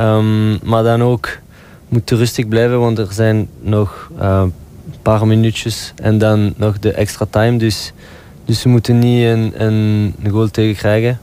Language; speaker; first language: Dutch; non-native, local second language; French